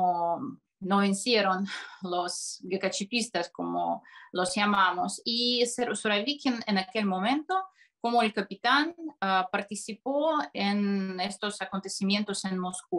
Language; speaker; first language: Spanish; non-native, fluent; Russian